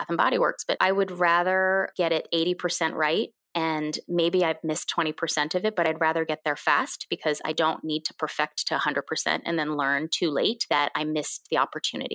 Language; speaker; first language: English; early bilingual, other home language; Korean